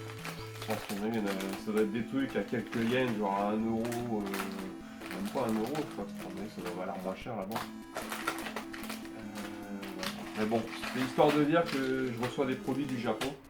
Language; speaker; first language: French; native; French